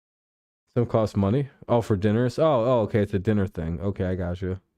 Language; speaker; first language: English; native; English